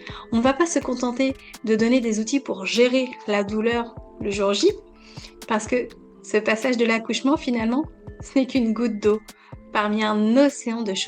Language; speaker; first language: French; native; French